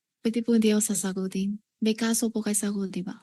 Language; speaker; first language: Filipino; non-native, learner; Chinese